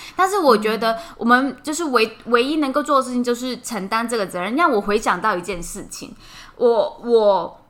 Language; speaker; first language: Chinese; non-native, fluent; Cantonese